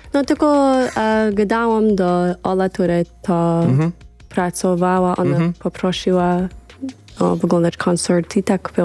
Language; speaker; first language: Polish; early bilingual, heritage; English